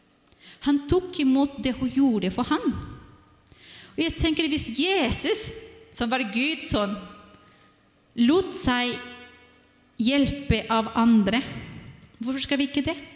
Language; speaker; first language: Norwegian; non-native, fluent; Spanish